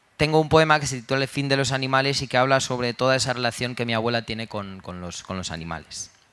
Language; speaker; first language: Spanish; early bilingual, other home language; Romanian